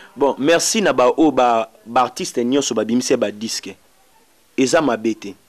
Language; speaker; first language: Lingala; native; Lingala